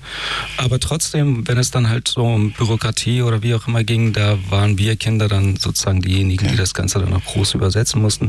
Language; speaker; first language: German; early bilingual, other home language; Persian